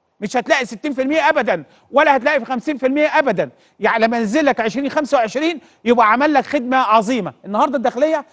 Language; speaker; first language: Arabic; native; Arabic